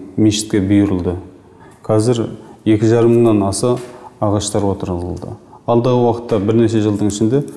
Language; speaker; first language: Kazakh; native; Kazakh